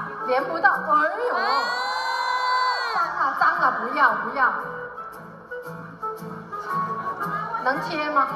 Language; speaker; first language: Chinese; non-native, learner; Thai